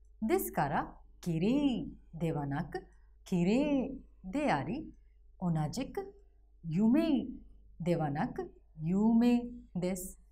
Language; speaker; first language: Japanese; non-native, fluent; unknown